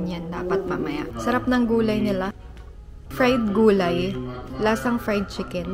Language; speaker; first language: Filipino; native; Filipino